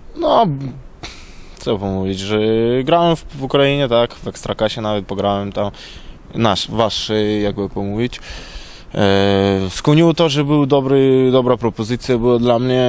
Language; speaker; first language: Polish; non-native, learner; Ukrainian